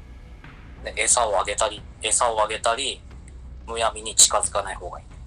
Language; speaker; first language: Japanese; native; Japanese